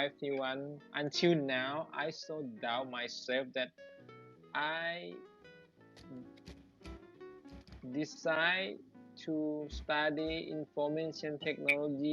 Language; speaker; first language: English; non-native, learner; Thai